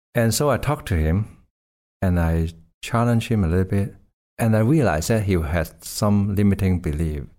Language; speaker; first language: English; non-native, local second language; Cantonese